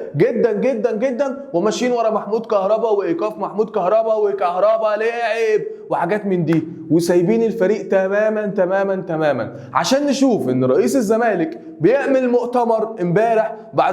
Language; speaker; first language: Arabic; native; Arabic